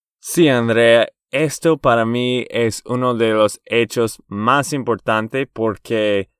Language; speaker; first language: Spanish; non-native, fluent; English